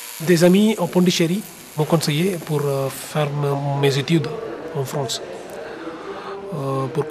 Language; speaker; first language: French; non-native, learner; Tamil